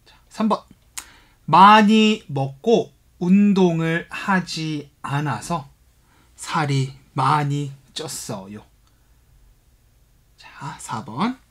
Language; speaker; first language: Korean; non-native, fluent; Chinese